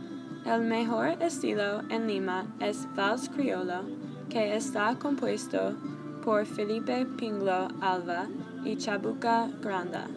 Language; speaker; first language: Spanish; non-native, learner; English